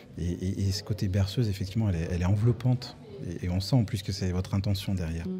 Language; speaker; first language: French; native; French